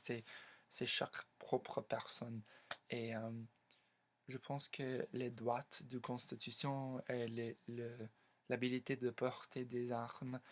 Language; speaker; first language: French; non-native, learner; English